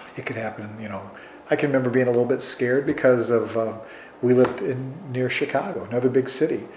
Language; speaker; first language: English; native; English